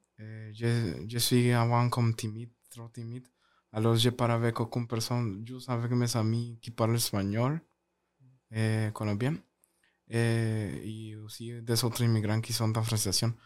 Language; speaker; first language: French; non-native, learner; Spanish